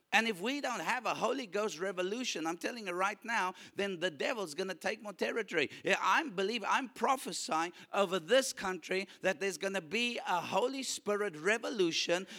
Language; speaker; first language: English; non-native, local second language; Afrikaans